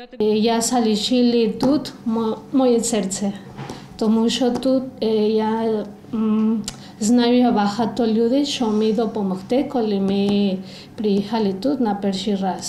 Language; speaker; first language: Ukrainian; non-native, learner; Spanish